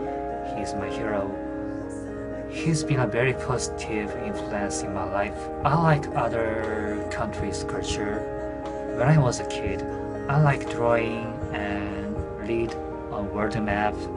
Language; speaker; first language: English; non-native, learner; Korean